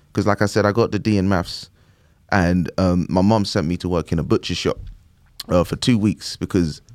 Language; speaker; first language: English; native; English